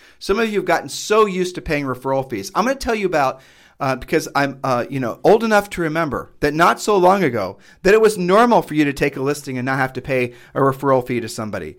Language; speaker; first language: English; native; English